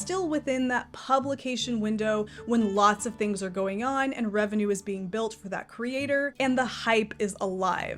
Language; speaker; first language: English; native; English